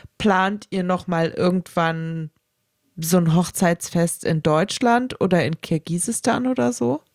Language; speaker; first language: German; native; German